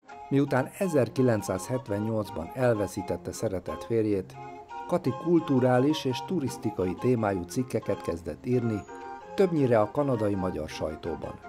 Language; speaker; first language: Hungarian; native; Hungarian